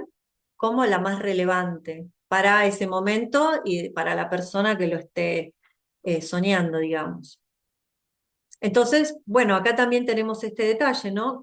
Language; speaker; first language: Spanish; native; Spanish